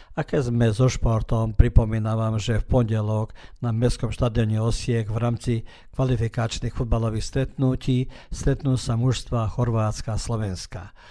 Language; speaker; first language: Slovak; early bilingual, heritage; Slovak